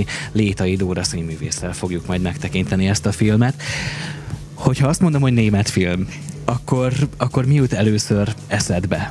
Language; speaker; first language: Hungarian; native; Hungarian